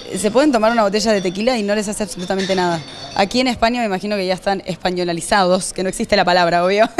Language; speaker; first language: Spanish; native; Spanish